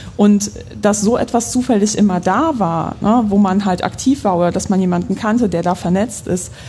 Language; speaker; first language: German; early bilingual, other home language; Polish